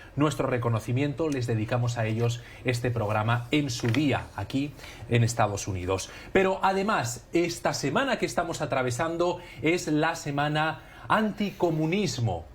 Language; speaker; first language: Spanish; native; Spanish